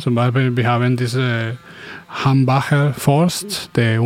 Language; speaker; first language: German; non-native, fluent; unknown